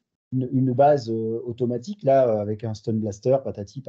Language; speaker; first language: French; native; French